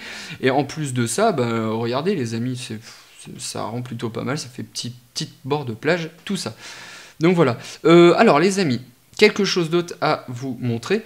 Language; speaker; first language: French; native; French